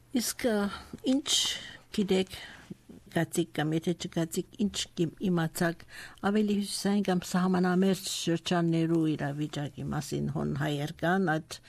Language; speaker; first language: Armenian; early bilingual, heritage; Armenian